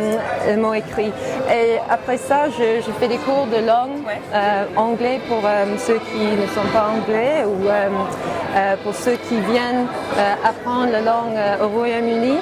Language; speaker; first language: French; non-native, fluent; English